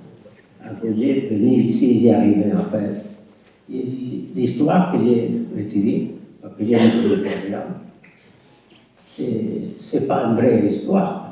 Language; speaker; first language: French; non-native, fluent; Spanish